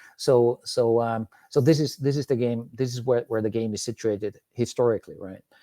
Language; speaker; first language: English; non-native, fluent; Finnish